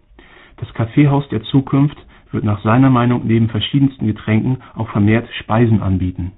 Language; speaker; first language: German; native; German